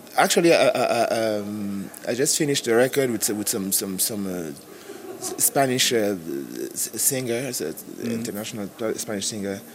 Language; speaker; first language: English; non-native, local second language; French